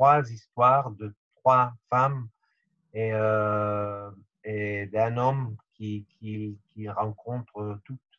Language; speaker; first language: French; non-native, fluent; Hebrew